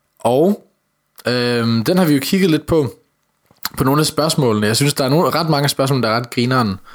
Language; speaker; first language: Danish; native; Danish